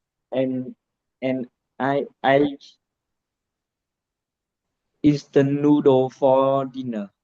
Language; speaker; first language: English; non-native, learner; Vietnamese